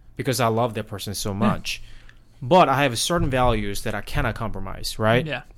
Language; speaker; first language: English; non-native, fluent; Korean